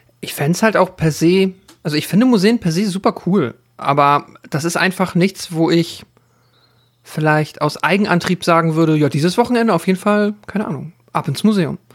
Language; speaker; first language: German; native; German